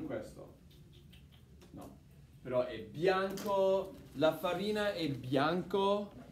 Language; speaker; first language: Italian; non-native, fluent; English